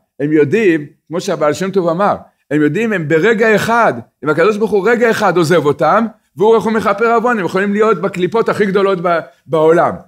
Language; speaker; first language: Hebrew; native; Hebrew